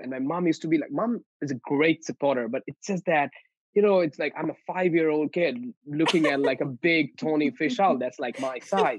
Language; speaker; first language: English; non-native, local second language; Bangla